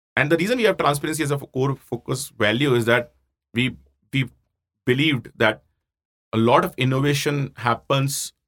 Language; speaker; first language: English; non-native, local second language; Hindi